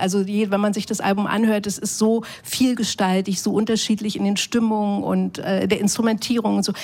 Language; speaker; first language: German; native; German